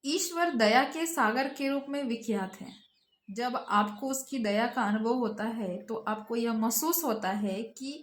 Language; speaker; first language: Hindi; non-native, local second language; Kannada